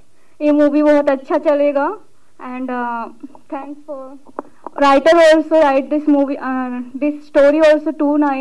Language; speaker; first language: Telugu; non-native, learner; Odia